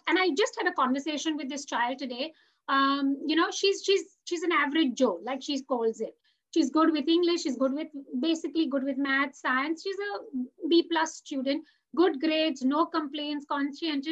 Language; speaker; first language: English; non-native, local second language; Hindi